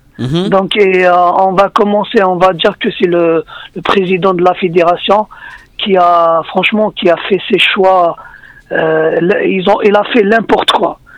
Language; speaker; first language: French; non-native, local second language; Arabic